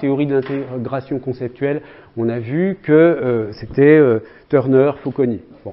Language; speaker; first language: French; native; French